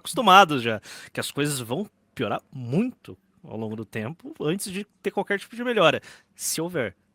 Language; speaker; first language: Portuguese; native; Portuguese